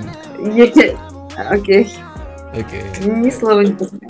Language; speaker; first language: English; non-native, learner; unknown